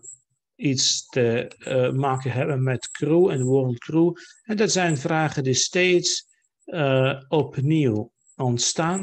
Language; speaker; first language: Dutch; non-native, fluent; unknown